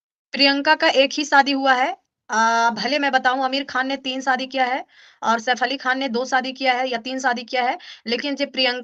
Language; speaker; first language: Hindi; native; Hindi